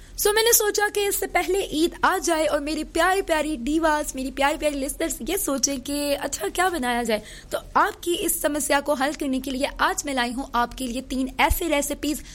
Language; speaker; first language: Urdu; early bilingual, heritage; Urdu